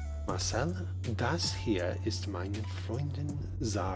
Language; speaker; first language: German; non-native, learner; English